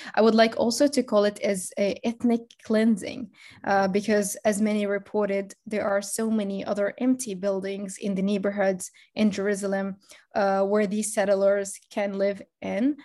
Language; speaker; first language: English; non-native, fluent; Arabic